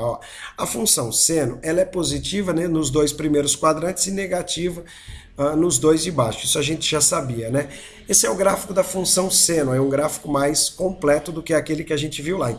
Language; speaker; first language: Portuguese; native; Portuguese